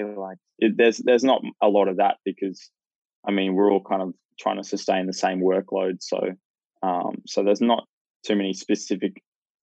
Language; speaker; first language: English; native; English